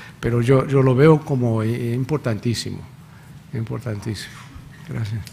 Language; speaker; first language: Spanish; non-native, fluent; English